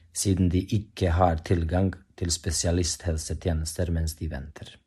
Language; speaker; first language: Norwegian; non-native, fluent; Bosnian